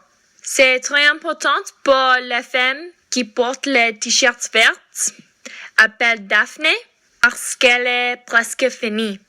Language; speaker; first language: French; non-native, learner; English